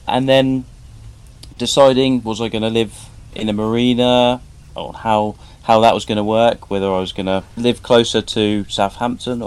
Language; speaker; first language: English; native; English